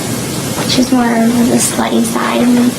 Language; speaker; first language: English; native; English